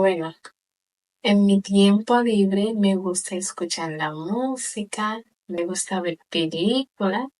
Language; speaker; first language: Spanish; non-native, local second language; Haitian Creole